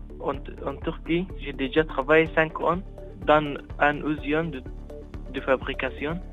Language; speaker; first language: French; non-native, learner; Arabic